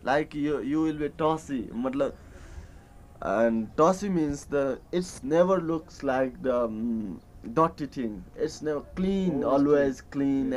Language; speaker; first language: English; non-native, learner; Newari